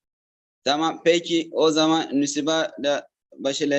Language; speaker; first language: Turkish; non-native, learner; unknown